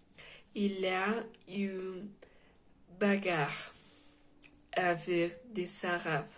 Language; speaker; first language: French; non-native, learner; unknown